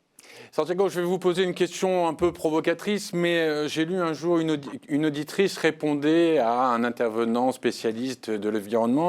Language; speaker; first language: French; native; French